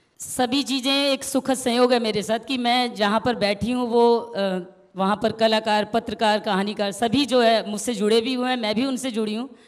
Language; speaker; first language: Hindi; native; Hindi